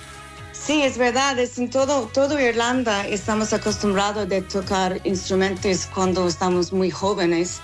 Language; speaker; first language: Spanish; non-native, fluent; English